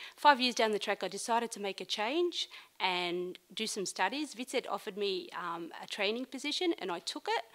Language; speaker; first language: English; non-native, fluent; Arabic